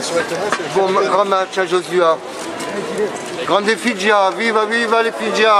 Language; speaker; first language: French; native; French